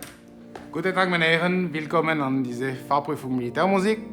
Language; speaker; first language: German; non-native, local second language; French